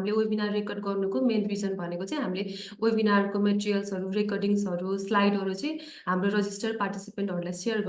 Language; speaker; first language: Nepali; native; Nepali